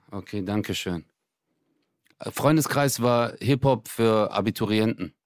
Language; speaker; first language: German; early bilingual, other home language; Turkish